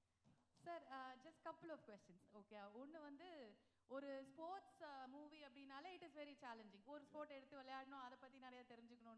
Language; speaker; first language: Tamil; native; Tamil